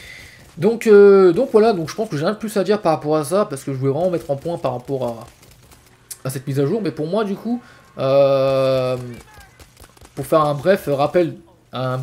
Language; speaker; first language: French; native; French